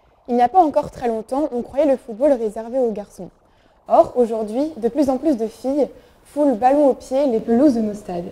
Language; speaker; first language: French; native; French